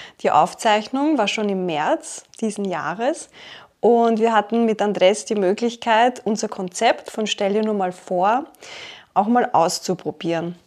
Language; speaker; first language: German; native; German